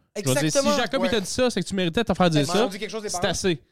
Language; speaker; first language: French; native; French